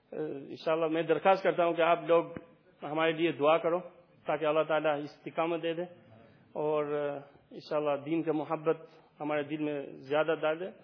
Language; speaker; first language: Urdu; non-native, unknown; Albanian